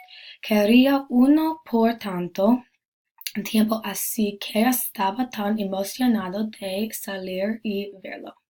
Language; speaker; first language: Spanish; non-native, learner; English